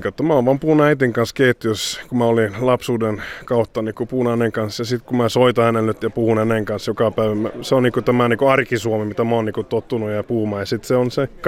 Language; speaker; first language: Finnish; early bilingual, heritage; Finnish